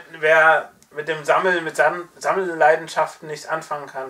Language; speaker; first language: German; native; German